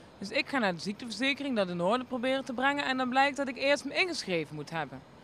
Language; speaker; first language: Dutch; native; Dutch